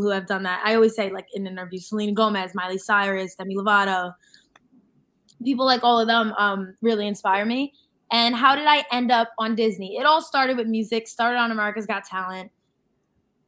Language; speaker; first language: English; native; English